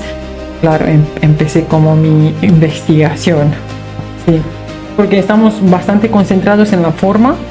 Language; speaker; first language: Spanish; non-native, fluent; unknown